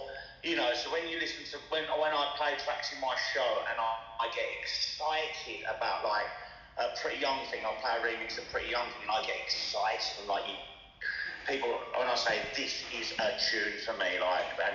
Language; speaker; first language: English; native; English